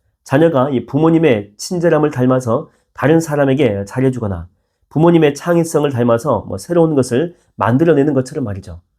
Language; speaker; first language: Korean; native; Korean